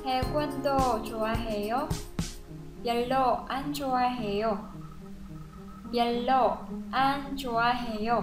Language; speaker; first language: Korean; non-native, fluent; Vietnamese